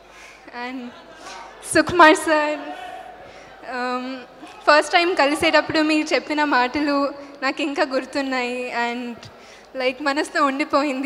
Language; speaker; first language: Telugu; non-native, learner; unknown